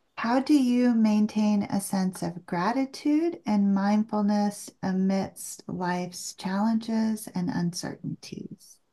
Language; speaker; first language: English; native; English